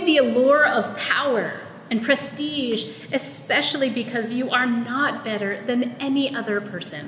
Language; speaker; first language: English; non-native, local second language; Filipino